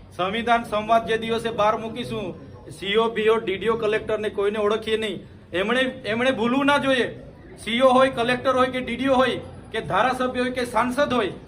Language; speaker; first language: Gujarati; non-native, local second language; Vasavi